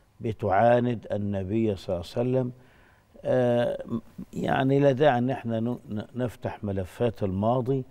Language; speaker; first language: Egyptian Arabic; native; Egyptian Arabic